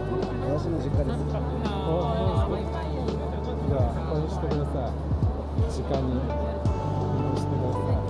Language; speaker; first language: Japanese; non-native, fluent; Chinese